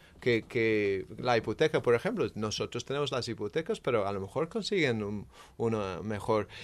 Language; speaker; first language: Spanish; non-native, fluent; English